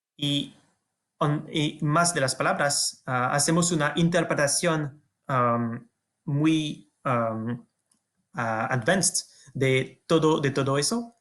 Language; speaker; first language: Spanish; non-native, fluent; French